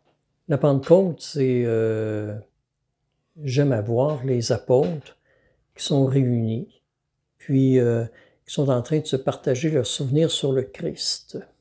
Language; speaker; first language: French; native; French